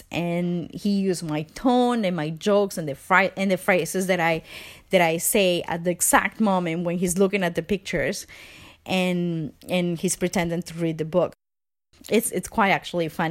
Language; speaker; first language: English; non-native, fluent; Spanish